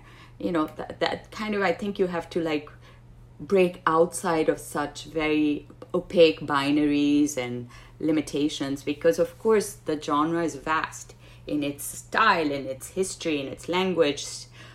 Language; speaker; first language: English; non-native, local second language; Urdu